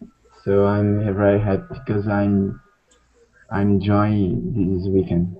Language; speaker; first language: English; non-native, learner; Portuguese